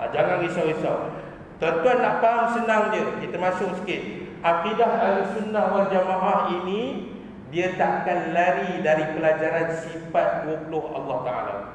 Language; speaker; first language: Malay; native; Malay